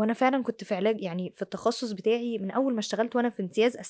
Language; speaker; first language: Arabic; native; Arabic